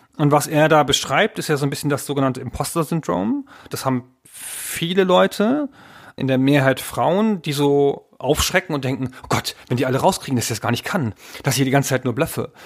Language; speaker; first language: German; native; German